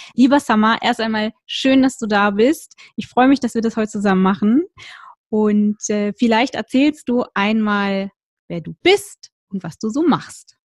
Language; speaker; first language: German; native; German